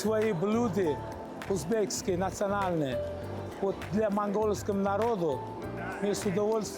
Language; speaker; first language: Russian; non-native, learner; Uzbek